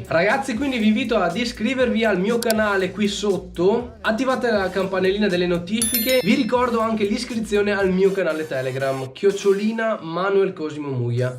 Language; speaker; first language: Italian; native; Italian